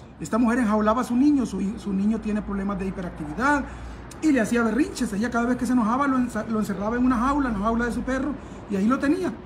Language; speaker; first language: Spanish; native; Spanish